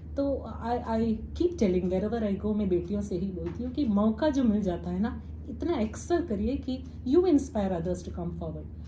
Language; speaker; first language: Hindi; non-native, local second language; Malayalam